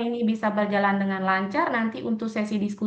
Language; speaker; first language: Indonesian; native; Indonesian